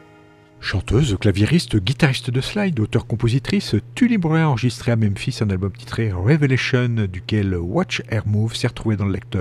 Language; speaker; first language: French; native; French